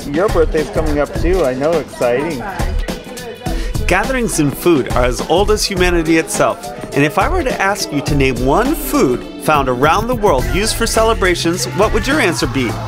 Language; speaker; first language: English; native; English